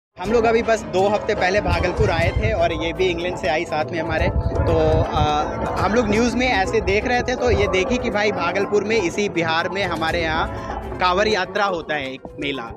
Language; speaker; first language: Hindi; native; Hindi